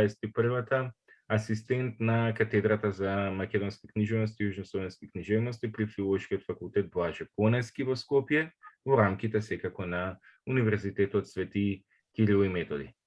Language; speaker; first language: Macedonian; native; Macedonian